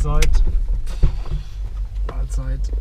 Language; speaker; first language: German; native; German